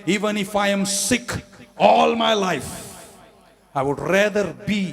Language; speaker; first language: English; non-native, local second language; Tamil